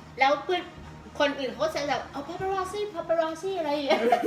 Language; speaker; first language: Thai; early bilingual, heritage; Thai